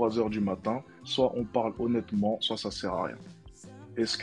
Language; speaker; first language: French; native; French